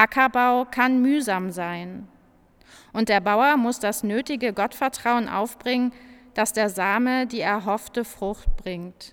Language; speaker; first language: German; native; German